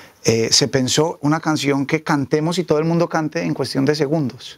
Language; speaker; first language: Spanish; native; Spanish